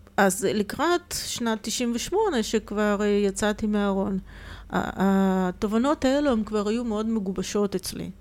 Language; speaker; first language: Hebrew; non-native, fluent; Russian